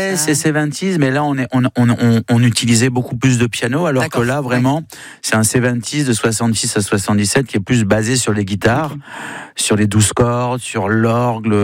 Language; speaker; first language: French; native; French